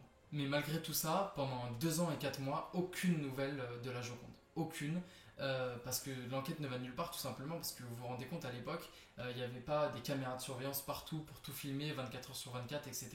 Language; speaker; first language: French; native; French